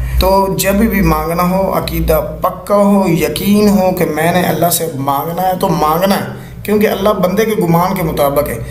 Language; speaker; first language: Urdu; non-native, local second language; Punjabi